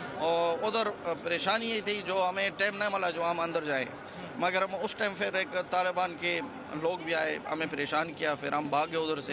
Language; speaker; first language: Hindi; non-native, fluent; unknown